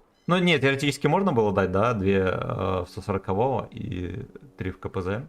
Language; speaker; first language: Russian; native; Russian